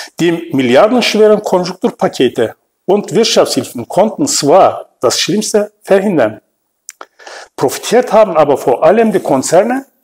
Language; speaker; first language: German; non-native, fluent; Turkish